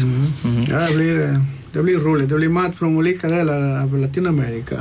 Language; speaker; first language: Swedish; non-native, local second language; Spanish